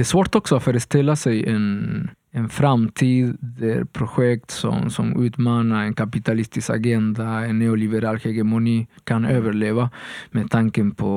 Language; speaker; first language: Swedish; non-native, fluent; Spanish